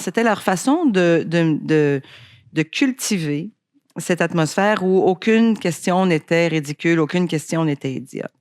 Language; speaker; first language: French; native; French